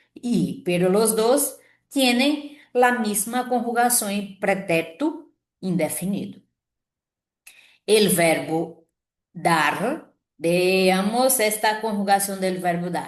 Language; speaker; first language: Spanish; non-native, fluent; Portuguese